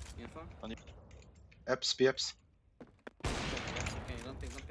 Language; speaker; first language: English; non-native, learner; Turkish